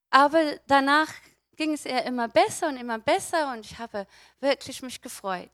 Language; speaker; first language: German; non-native, fluent; English